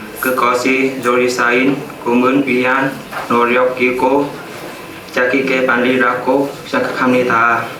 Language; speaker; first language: Korean; non-native, learner; Vietnamese